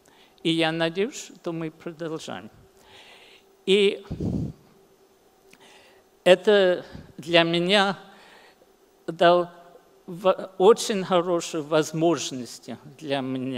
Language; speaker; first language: Russian; early bilingual, heritage; English